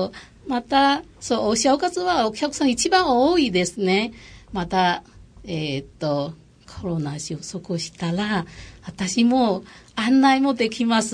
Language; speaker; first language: Japanese; non-native, local second language; Chinese